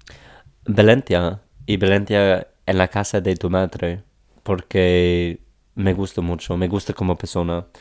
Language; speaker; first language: Spanish; non-native, fluent; English